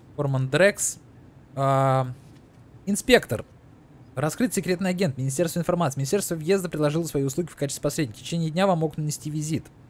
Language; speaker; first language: Russian; native; Russian